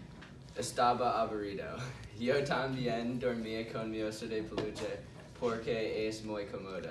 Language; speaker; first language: Spanish; non-native, learner; English